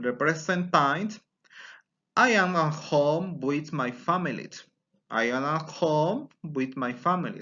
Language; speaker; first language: English; non-native, fluent; Spanish